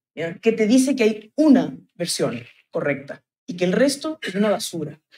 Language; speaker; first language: Spanish; native; Spanish